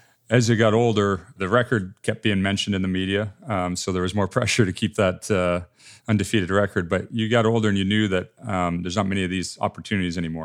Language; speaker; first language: English; native; English